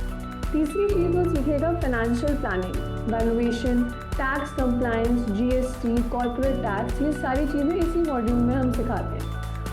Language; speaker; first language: Hindi; native; Hindi